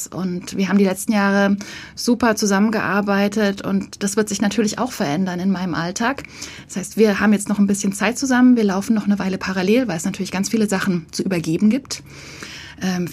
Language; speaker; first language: German; native; German